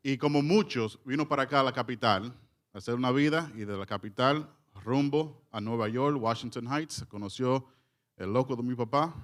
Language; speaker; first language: Spanish; early bilingual, heritage; Spanish